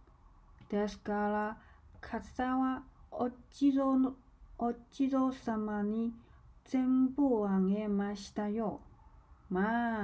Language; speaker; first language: Japanese; non-native, learner; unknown